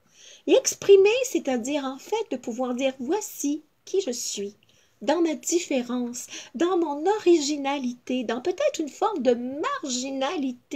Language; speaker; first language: French; native; French